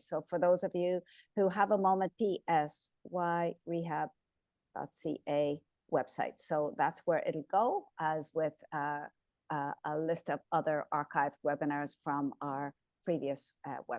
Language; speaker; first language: English; native; English